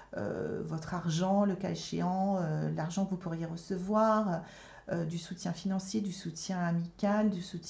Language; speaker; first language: French; native; French